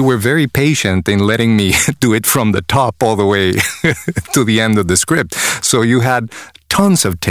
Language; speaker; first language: English; non-native, fluent; Spanish